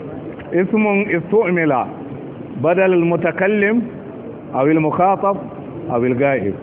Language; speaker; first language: Arabic; non-native, fluent; Hausa